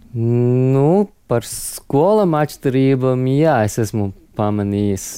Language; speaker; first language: Latvian; non-native, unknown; English